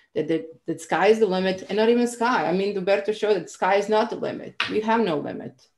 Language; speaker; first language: English; non-native, fluent; Croatian